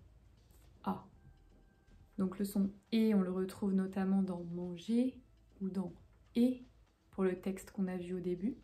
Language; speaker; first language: French; native; French